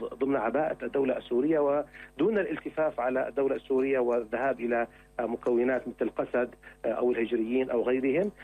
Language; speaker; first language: Arabic; native; Arabic